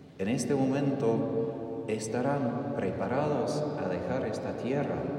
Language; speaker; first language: Spanish; non-native, fluent; English